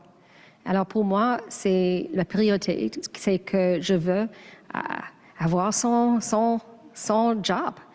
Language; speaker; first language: French; non-native, learner; English